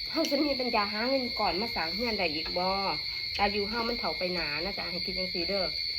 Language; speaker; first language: Thai; native; Thai